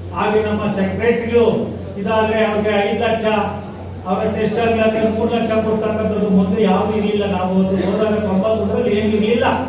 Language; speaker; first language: Kannada; native; Kannada